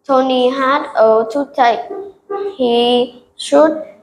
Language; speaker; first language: English; non-native, learner; Vietnamese